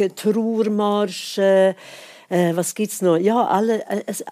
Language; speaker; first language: German; non-native, fluent; Swedish